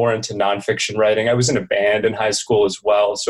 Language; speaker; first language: English; native; English